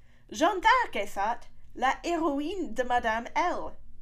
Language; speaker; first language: French; non-native, fluent; English